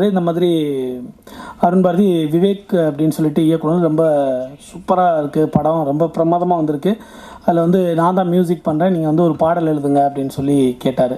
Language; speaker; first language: Tamil; native; Tamil